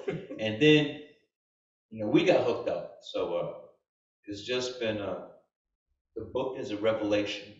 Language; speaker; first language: English; native; English